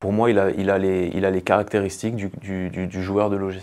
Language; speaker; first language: French; native; French